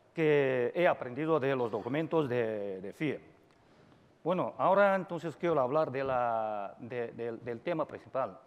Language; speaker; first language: Spanish; non-native, fluent; Chinese